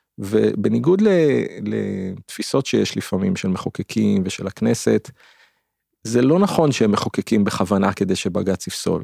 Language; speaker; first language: Hebrew; native; Hebrew